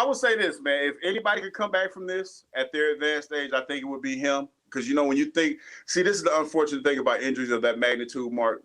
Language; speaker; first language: English; native; English